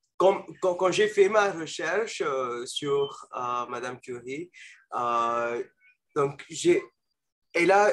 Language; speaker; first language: French; non-native, fluent; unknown